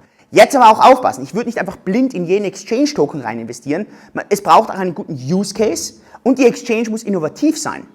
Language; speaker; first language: German; native; German